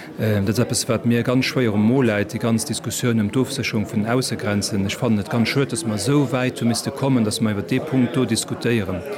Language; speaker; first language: Luxembourgish; native; Luxembourgish